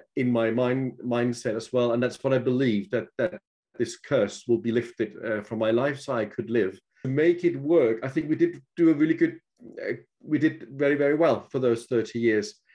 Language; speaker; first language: English; non-native, fluent; Danish